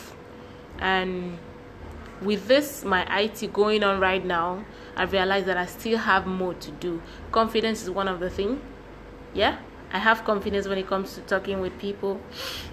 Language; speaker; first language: English; non-native, local second language; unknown